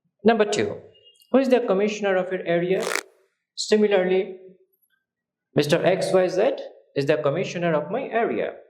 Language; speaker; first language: English; non-native, local second language; Bangla